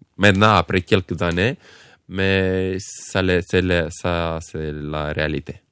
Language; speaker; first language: French; non-native, fluent; Romanian